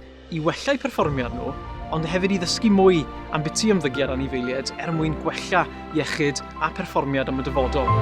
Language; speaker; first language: Welsh; native; Welsh